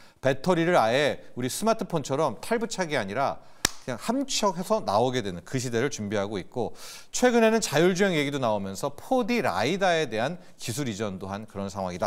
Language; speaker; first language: Korean; native; Korean